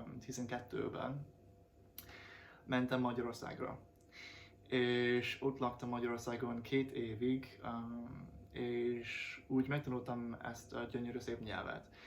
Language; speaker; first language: Hungarian; non-native, fluent; English